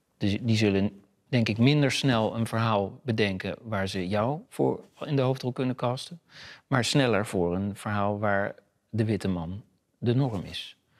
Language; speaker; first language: Dutch; native; Dutch